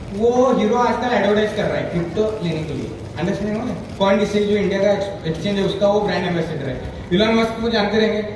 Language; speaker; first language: Hindi; non-native, local second language; Marathi